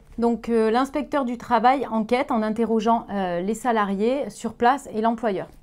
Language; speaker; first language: French; native; French